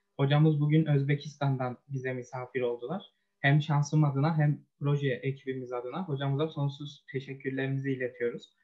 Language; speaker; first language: Turkish; native; Turkish